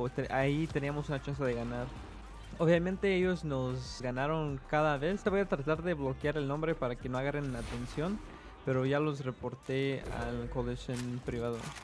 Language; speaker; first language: Spanish; early bilingual, heritage; Spanish